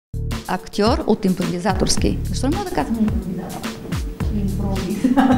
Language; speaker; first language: Bulgarian; native; Bulgarian